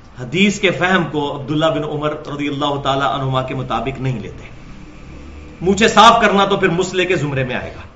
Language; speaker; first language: Urdu; non-native, local second language; Punjabi